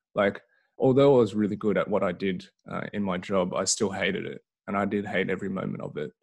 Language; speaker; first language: English; native; English